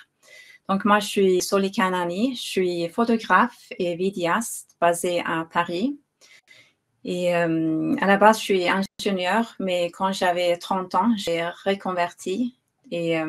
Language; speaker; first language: French; non-native, fluent; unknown